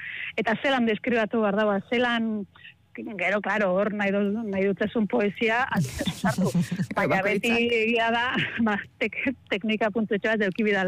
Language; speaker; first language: Basque; native; Basque